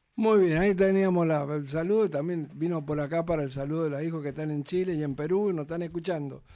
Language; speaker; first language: Spanish; native; Spanish